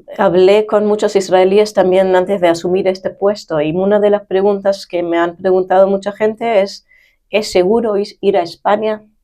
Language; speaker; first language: Spanish; early bilingual, heritage; Spanish